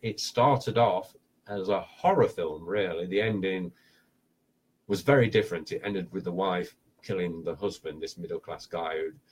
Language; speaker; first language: English; native; English